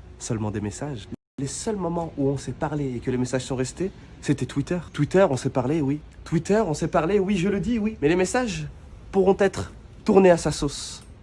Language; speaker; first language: French; native; French